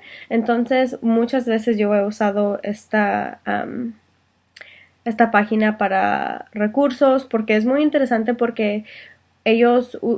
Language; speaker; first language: Spanish; early bilingual, heritage; Spanish